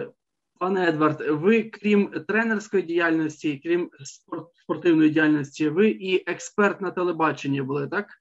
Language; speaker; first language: Ukrainian; native; Ukrainian